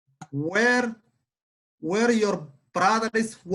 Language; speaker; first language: English; non-native, learner; Somali